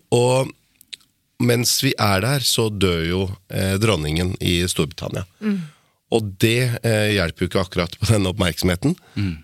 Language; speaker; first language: Norwegian; early bilingual, other home language; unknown